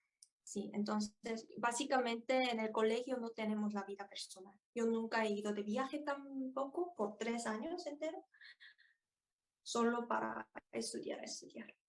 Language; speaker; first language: Spanish; non-native, fluent; Korean